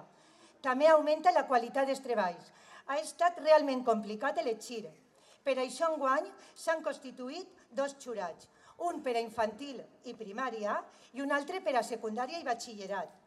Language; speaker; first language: Catalan; native; Catalan